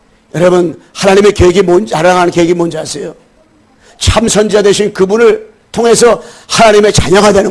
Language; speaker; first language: Korean; native; Korean